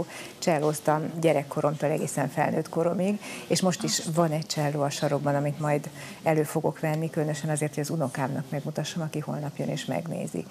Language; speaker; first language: Hungarian; native; Hungarian